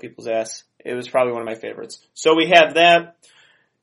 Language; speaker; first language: English; native; English